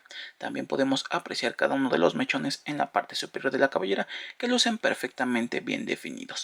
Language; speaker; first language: Spanish; native; Spanish